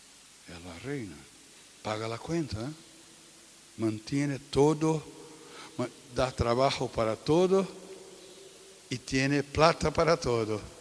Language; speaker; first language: Spanish; non-native, fluent; Portuguese